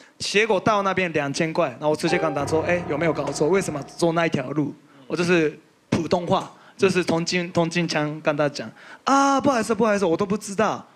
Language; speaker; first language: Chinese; non-native, fluent; Japanese